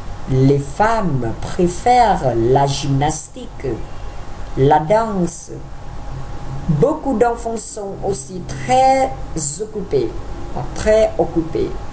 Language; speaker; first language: French; non-native, fluent; Vietnamese